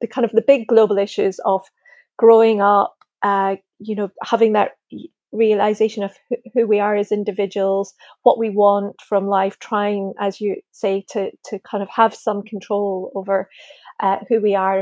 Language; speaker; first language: English; native; English